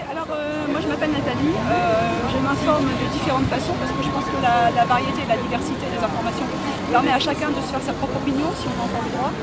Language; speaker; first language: French; native; French